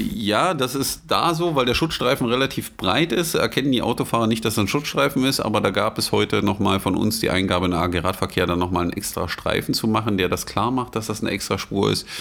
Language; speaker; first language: German; native; German